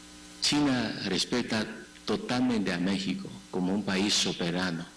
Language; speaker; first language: Spanish; non-native, fluent; Chinese